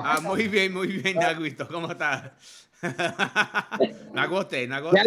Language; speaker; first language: Spanish; non-native, learner; English